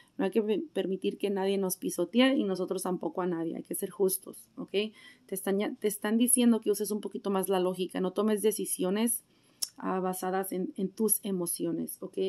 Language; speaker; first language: Spanish; early bilingual, heritage; Spanish